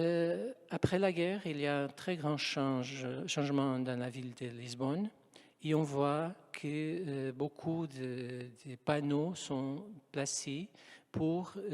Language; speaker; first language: French; non-native, fluent; Portuguese